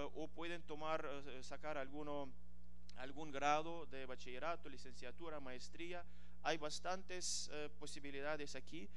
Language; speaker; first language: Spanish; non-native, fluent; Ukrainian